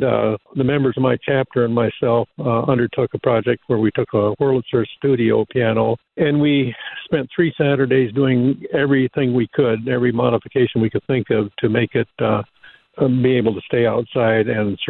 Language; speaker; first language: English; native; English